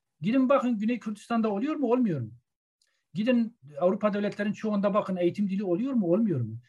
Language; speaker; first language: Turkish; non-native, local second language; Zaza